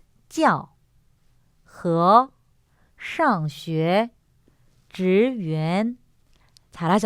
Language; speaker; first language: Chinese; non-native, fluent; Korean